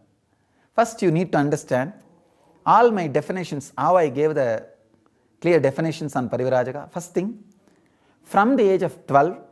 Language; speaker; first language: English; non-native, local second language; Tamil